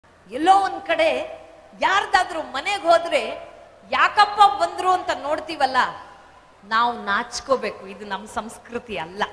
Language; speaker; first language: Kannada; native; Kannada